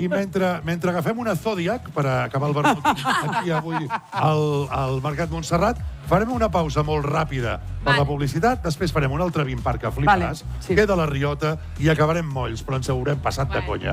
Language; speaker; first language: Catalan; native; Catalan